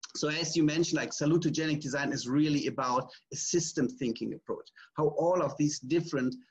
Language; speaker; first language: English; non-native, fluent; German